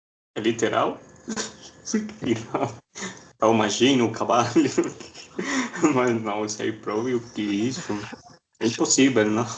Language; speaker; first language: Portuguese; non-native, learner; Spanish